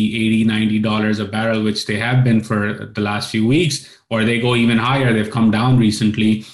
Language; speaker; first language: English; non-native, local second language; Urdu